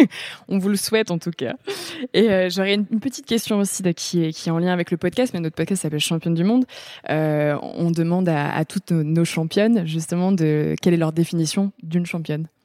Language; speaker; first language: French; native; French